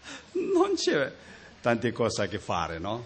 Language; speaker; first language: Italian; non-native, learner; Tibetan